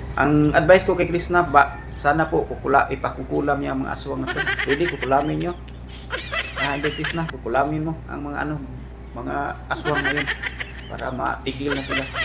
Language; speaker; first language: Filipino; non-native, local second language; Cebuano